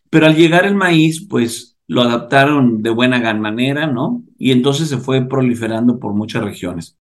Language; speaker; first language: Spanish; native; Spanish